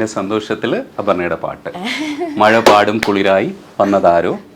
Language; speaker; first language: Malayalam; native; Malayalam